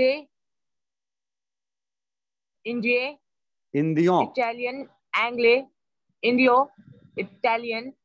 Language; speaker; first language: French; non-native, learner; Hindi